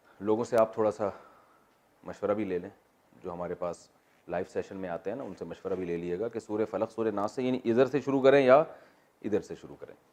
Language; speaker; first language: Urdu; native; Urdu